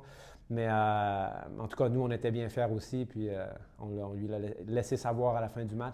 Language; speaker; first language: French; native; French